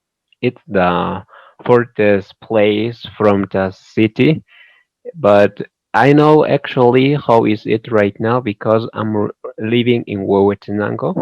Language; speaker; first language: English; non-native, learner; Spanish